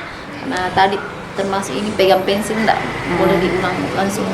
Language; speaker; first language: Indonesian; native; Indonesian